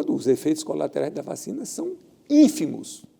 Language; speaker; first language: Portuguese; native; Portuguese